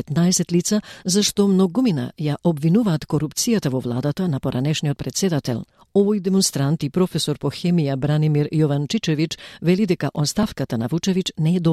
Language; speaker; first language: Macedonian; native; Macedonian